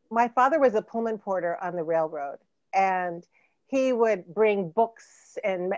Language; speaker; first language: English; native; English